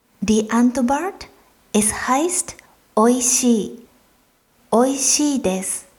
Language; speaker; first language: German; non-native, fluent; Japanese